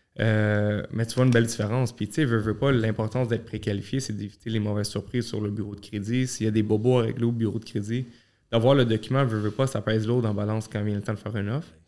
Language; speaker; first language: French; early bilingual, other home language; Arabic